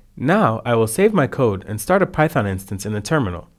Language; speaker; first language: English; native; English